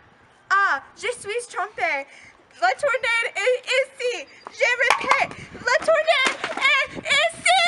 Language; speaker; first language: French; non-native, learner; English